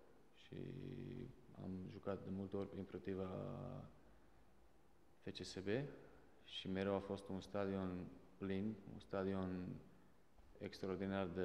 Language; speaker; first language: Romanian; non-native, fluent; Serbian